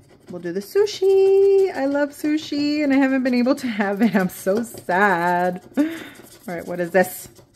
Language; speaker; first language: English; native; English